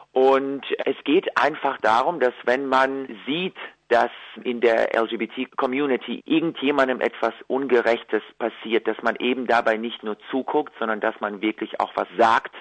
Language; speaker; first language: German; early bilingual, other home language; Russian